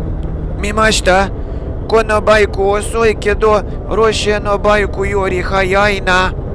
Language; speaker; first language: Japanese; non-native, learner; Russian